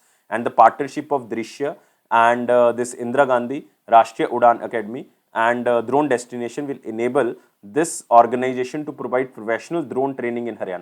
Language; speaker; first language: English; non-native, local second language; Hindi